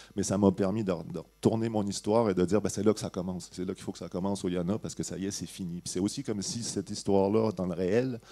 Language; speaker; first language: French; native; French